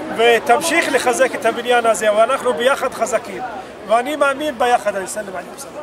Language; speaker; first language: Hebrew; non-native, local second language; Arabic